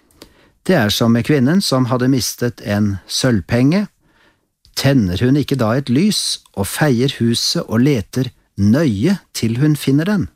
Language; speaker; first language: Norwegian; native; Norwegian